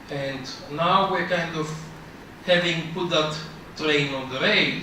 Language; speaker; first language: English; non-native, fluent; Greek